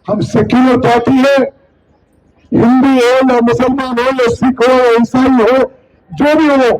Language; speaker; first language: Hindi; non-native, local second language; Telugu